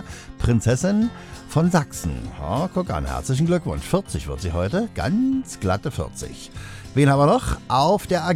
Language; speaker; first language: German; native; German